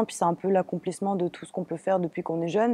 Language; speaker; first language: French; native; French